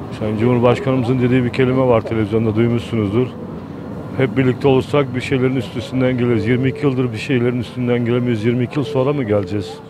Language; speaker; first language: Turkish; native; Turkish